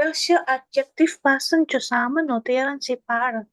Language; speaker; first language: German; non-native, learner; Indonesian